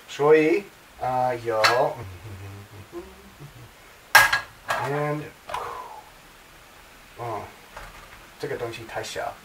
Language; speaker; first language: Chinese; non-native, learner; English